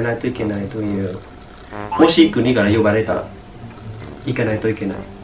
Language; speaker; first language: Japanese; non-native, fluent; Vietnamese